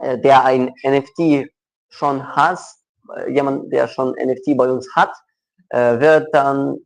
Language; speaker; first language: German; non-native, local second language; Ukrainian